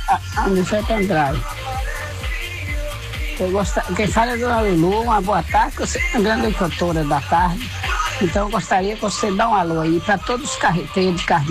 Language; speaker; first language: Portuguese; native; Portuguese